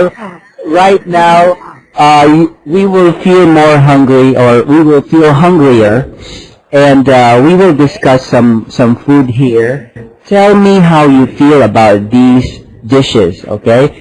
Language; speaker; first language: English; non-native, fluent; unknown